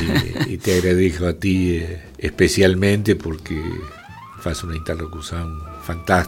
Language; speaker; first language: Portuguese; non-native, fluent; Spanish